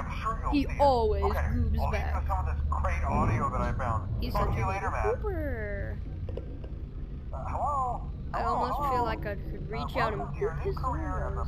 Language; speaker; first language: English; native; English